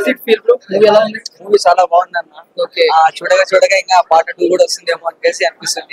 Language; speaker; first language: Telugu; native; Telugu